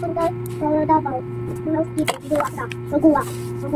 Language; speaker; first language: Filipino; non-native, local second language; Cebuano